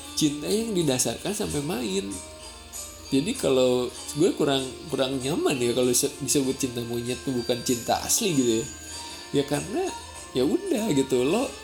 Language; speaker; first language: Indonesian; non-native, local second language; Sundanese